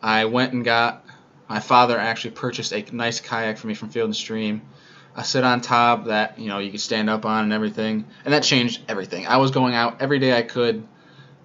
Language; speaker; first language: English; native; English